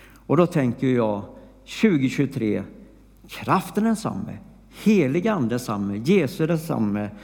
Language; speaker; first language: Swedish; native; Swedish